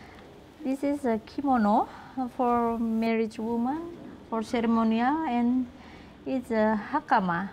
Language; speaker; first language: English; non-native, learner; Indonesian